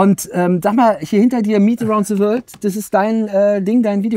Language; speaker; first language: German; native; German